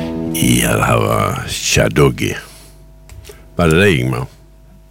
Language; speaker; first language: Swedish; native; Swedish